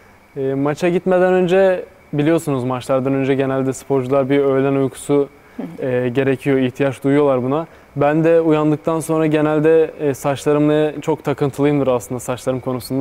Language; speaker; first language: Turkish; native; Turkish